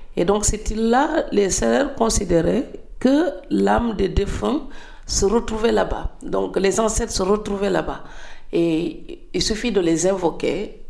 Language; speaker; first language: French; non-native, local second language; Serer